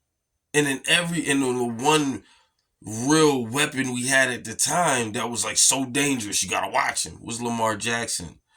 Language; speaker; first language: English; native; English